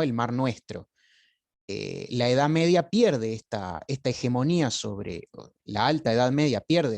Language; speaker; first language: Spanish; native; Spanish